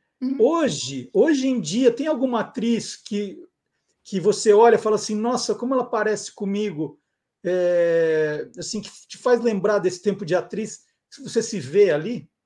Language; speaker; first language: Portuguese; native; Portuguese